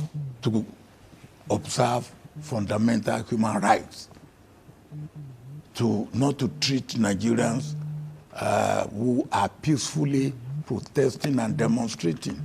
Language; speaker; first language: English; non-native, local second language; Yoruba